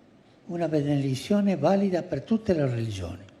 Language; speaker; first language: Italian; non-native, fluent; Spanish